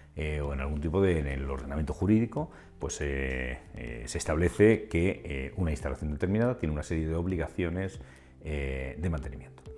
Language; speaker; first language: Spanish; native; Spanish